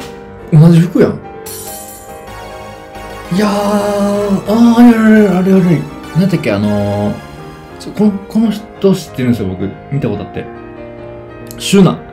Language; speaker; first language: Japanese; native; Japanese